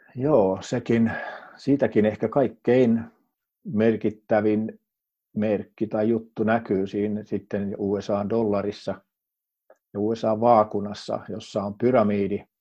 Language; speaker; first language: Finnish; native; Finnish